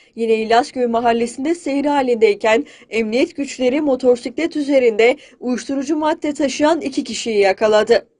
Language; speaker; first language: Turkish; native; Turkish